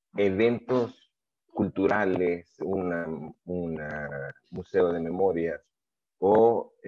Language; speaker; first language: Spanish; native; Spanish